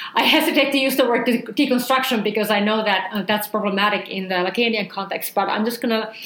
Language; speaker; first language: English; non-native, fluent; Finnish